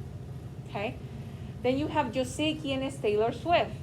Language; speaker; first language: Spanish; non-native, fluent; English